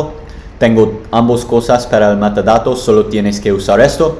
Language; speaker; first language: Spanish; non-native, learner; English